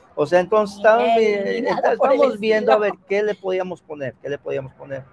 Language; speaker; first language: Spanish; early bilingual, heritage; Spanish